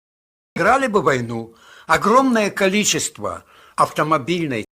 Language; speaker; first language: Russian; native; Russian